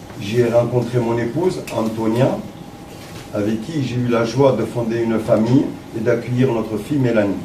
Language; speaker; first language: French; early bilingual, other home language; Arabic